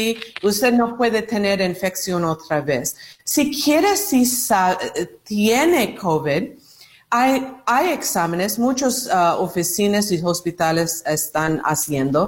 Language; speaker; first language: Spanish; non-native, learner; English